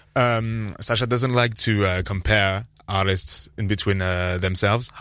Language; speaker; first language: English; non-native, fluent; French